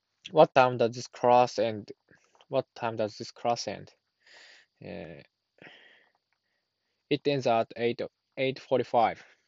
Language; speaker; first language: English; non-native, learner; Japanese